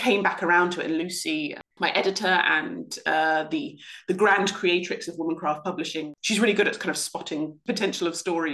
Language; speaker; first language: English; native; English